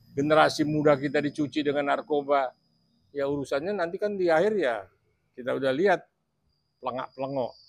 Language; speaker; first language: Indonesian; native; Indonesian